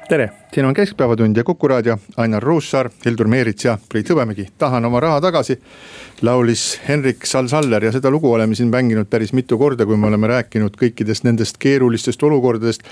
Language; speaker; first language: Estonian; native; Estonian